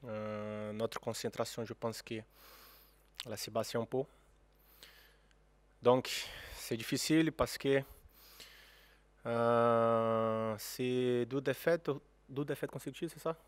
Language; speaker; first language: French; non-native, fluent; Portuguese